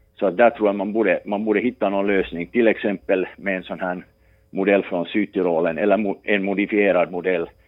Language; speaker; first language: Swedish; native; Swedish